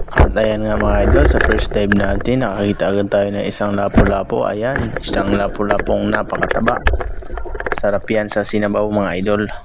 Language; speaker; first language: Filipino; native; Filipino